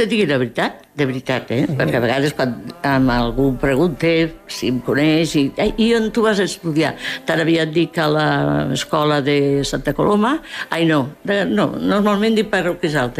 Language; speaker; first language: Catalan; early bilingual, other home language; Spanish